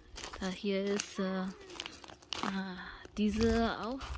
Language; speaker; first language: German; non-native, learner; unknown